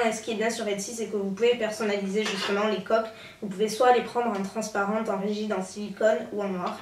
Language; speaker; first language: French; native; French